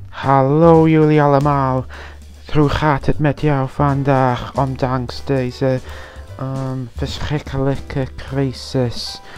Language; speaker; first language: Dutch; non-native, learner; English